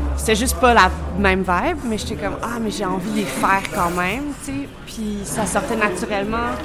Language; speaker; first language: French; native; French